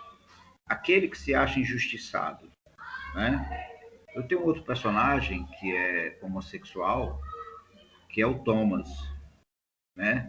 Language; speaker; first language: Portuguese; native; Portuguese